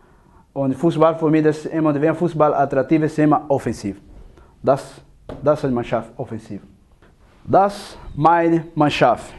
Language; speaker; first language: German; non-native, learner; Portuguese